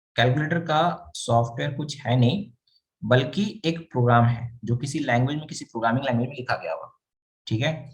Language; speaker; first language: Hindi; native; Hindi